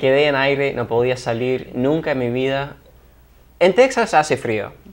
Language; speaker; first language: Spanish; non-native, fluent; English